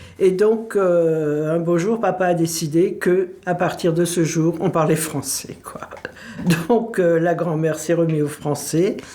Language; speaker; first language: French; non-native, local second language; Swiss German